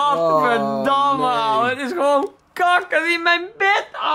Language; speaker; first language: Dutch; native; Dutch